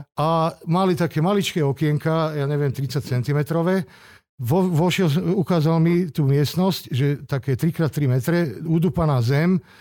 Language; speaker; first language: Slovak; non-native, local second language; Hungarian